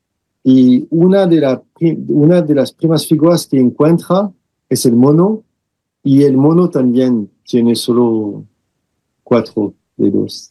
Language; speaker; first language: Spanish; non-native, fluent; French